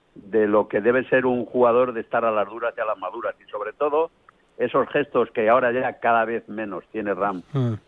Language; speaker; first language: Spanish; native; Spanish